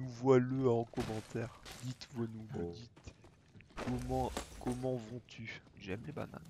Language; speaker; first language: French; native; French